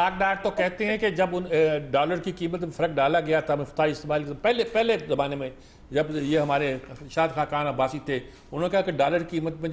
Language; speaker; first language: Urdu; native; Urdu